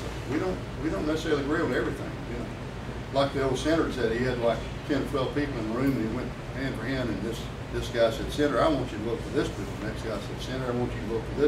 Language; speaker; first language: English; native; English